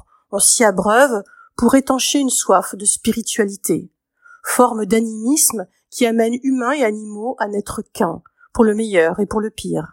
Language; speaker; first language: French; native; French